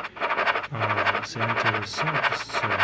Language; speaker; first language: French; native; French